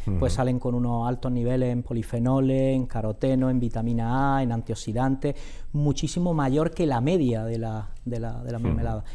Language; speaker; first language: Spanish; native; Spanish